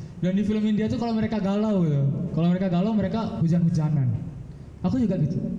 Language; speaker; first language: Indonesian; native; Indonesian